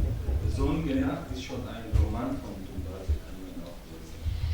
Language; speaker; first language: German; non-native, learner; Georgian